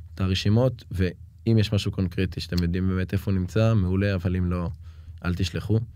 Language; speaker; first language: Hebrew; native; Hebrew